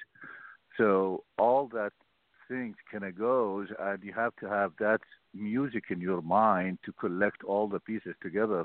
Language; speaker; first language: English; non-native, learner; Arabic